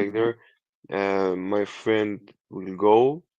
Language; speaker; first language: English; non-native, learner; Persian